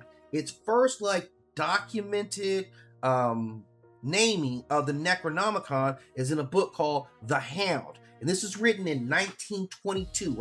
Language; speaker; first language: English; native; English